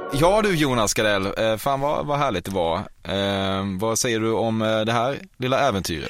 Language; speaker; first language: Swedish; native; Swedish